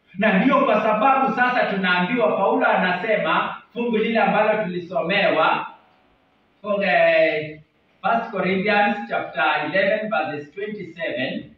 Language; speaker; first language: Swahili; native; Swahili